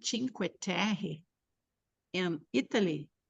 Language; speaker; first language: English; non-native, learner; Portuguese